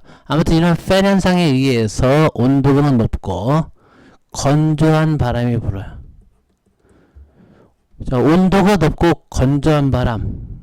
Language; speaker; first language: Korean; native; Korean